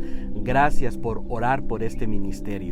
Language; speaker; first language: Spanish; native; Spanish